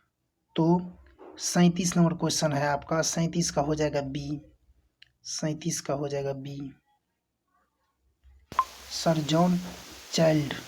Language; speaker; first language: Hindi; native; Hindi